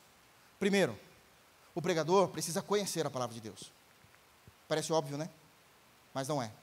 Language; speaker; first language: Portuguese; native; Portuguese